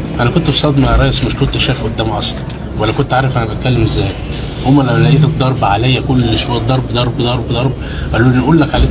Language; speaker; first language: Arabic; native; Arabic